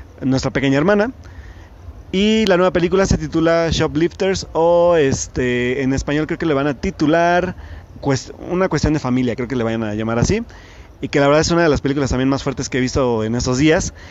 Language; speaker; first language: Spanish; native; Spanish